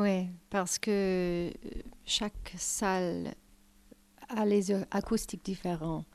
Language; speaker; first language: French; non-native, learner; English